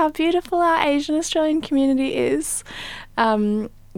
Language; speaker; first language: English; native; English